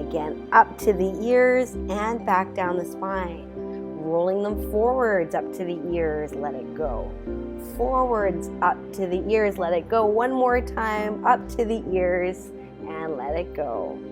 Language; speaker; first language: English; native; English